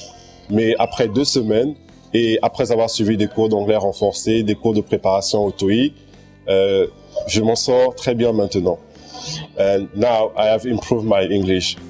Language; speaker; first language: French; non-native, local second language; Lingala